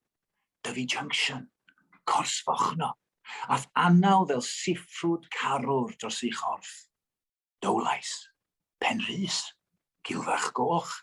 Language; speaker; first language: Welsh; native; Welsh